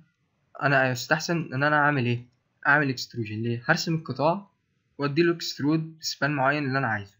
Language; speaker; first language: Arabic; native; Arabic